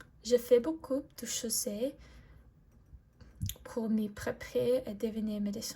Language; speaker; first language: French; non-native, learner; English